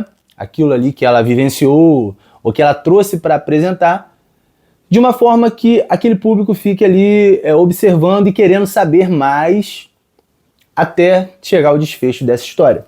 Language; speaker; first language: Portuguese; native; Portuguese